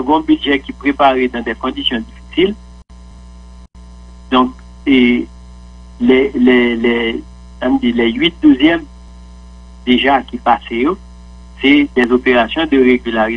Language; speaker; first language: French; non-native, local second language; Haitian Creole